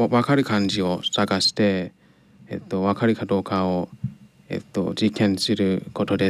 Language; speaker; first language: Japanese; non-native, learner; English